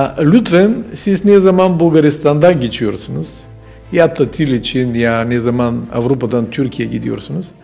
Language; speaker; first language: Turkish; non-native, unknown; Bulgarian